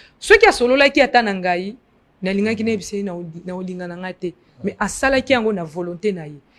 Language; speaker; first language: Lingala; non-native, local second language; Luba-Lulua